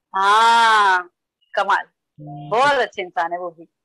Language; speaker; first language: Hindi; native; Hindi